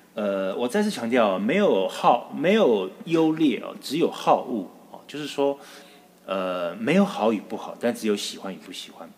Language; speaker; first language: Chinese; native; Chinese